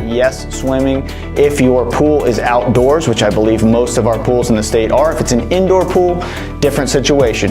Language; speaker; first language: English; native; English